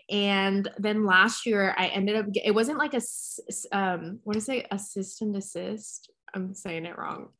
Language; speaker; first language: English; early bilingual, other home language; Spanish